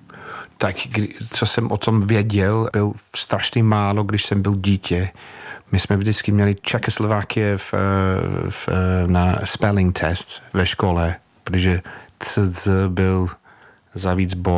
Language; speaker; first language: Czech; non-native, fluent; English